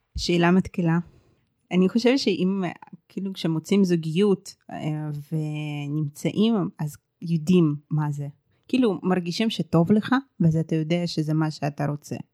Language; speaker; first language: Hebrew; early bilingual, other home language; Russian